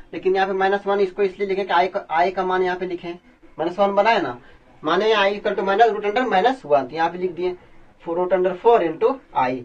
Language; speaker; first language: Hindi; native; Hindi